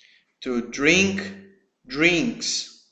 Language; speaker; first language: English; non-native, fluent; Portuguese